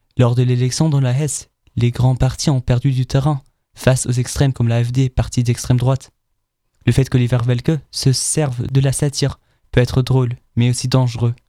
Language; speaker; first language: French; non-native, fluent; German